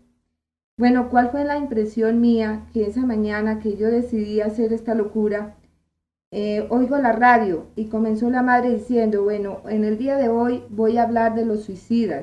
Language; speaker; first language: Spanish; native; Spanish